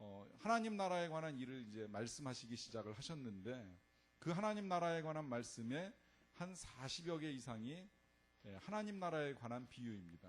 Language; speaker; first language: Korean; native; Korean